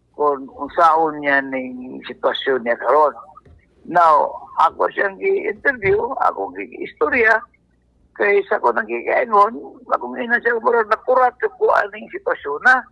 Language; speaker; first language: Cebuano; native; Cebuano